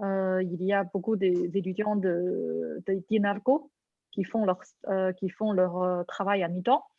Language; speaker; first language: French; non-native, fluent; Chinese